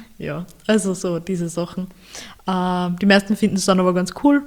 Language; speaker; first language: German; native; German